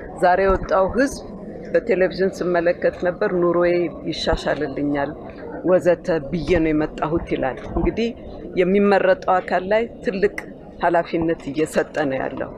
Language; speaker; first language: Amharic; native; Amharic